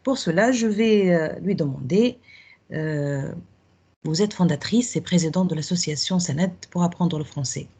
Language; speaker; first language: French; non-native, local second language; Arabic